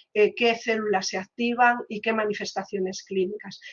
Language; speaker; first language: Spanish; native; Spanish